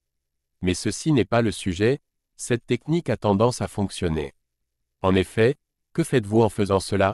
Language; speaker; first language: French; native; French